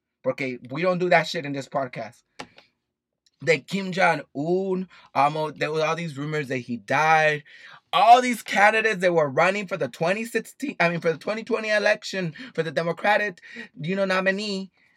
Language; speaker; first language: English; early bilingual, other home language; Spanish